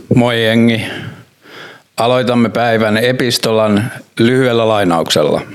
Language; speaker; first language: Finnish; native; Finnish